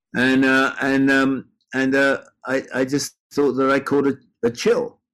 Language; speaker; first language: English; native; English